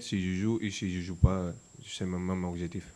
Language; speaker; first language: French; non-native, fluent; Spanish